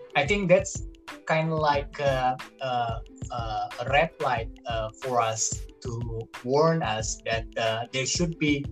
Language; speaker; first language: English; non-native, fluent; Indonesian